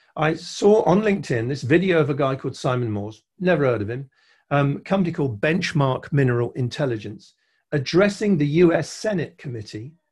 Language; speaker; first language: English; native; English